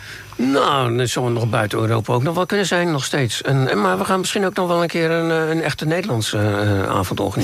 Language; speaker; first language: Dutch; native; Dutch